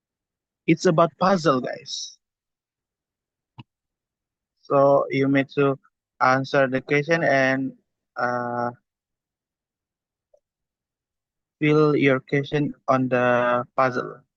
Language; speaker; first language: English; non-native, learner; Indonesian